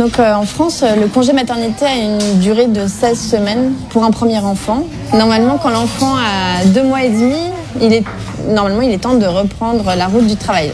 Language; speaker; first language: French; native; French